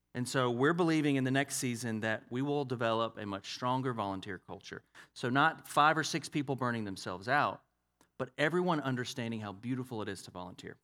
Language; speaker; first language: English; native; English